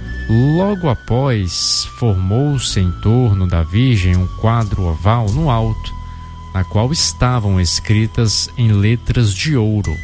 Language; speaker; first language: Portuguese; native; Portuguese